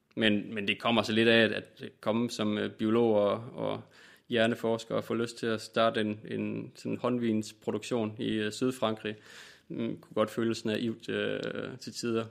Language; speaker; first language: Danish; native; Danish